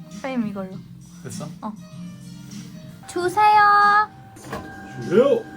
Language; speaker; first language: Korean; non-native, fluent; Turkish